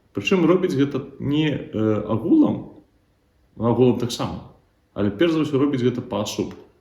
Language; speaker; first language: Belarusian; native; Belarusian